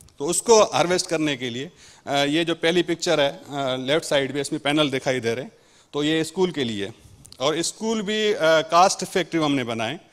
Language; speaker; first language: Urdu; non-native, local second language; Sindhi